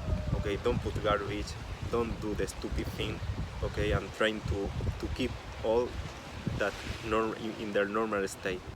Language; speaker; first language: English; non-native, fluent; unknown